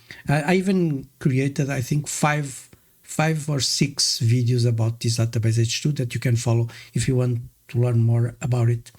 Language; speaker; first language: English; non-native, fluent; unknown